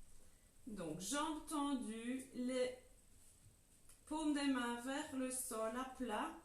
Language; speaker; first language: French; native; French